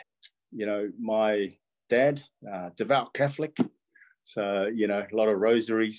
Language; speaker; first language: English; non-native, local second language; Tongan